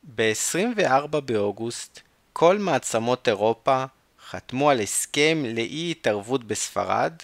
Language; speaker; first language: Hebrew; non-native, fluent; Russian